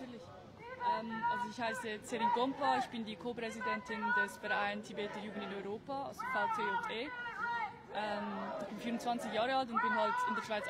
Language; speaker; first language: German; early bilingual, other home language; Tibetan